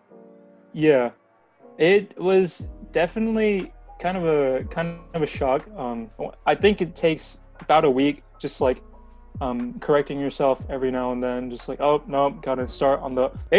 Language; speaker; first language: English; early bilingual, other home language; Korean